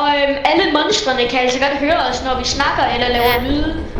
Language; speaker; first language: Danish; native; Danish